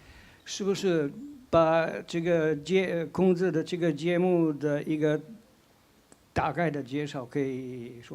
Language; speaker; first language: Chinese; non-native, fluent; Slovenian